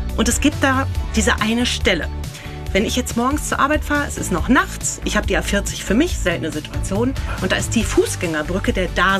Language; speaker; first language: German; native; German